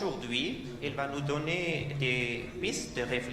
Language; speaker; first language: French; non-native, fluent; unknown